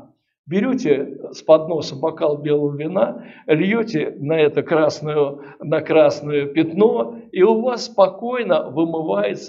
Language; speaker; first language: Russian; native; Russian